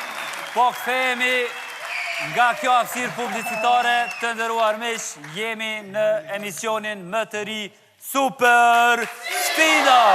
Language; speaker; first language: Albanian; native; Albanian